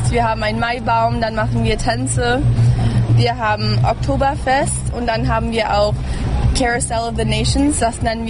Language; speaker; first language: German; early bilingual, heritage; English